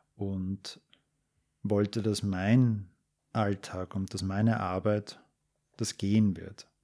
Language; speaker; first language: German; native; German